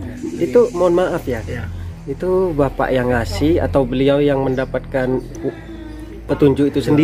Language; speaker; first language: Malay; non-native, local second language; Javanese